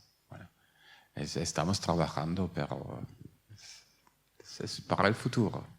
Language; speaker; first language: Spanish; non-native, fluent; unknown